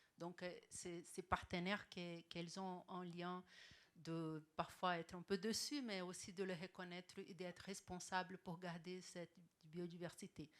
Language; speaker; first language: French; non-native, fluent; Portuguese